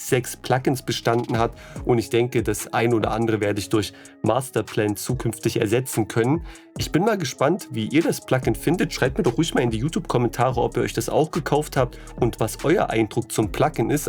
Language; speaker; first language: German; native; German